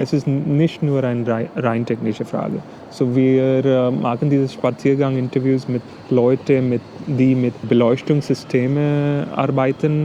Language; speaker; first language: German; non-native, fluent; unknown